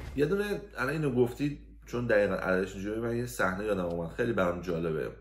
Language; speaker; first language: Persian; native; Persian